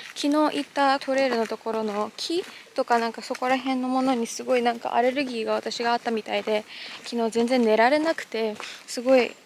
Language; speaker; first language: Japanese; early bilingual, other home language; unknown